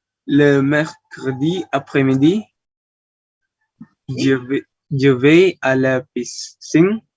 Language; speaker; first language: French; non-native, learner; Indonesian